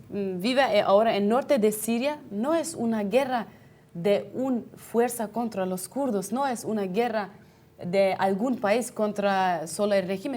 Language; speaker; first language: Spanish; non-native, fluent; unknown